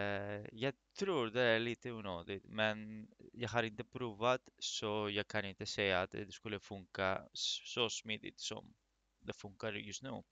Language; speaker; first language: Swedish; non-native, fluent; Greek